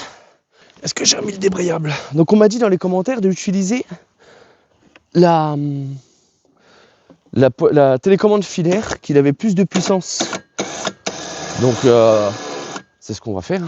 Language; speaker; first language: French; native; French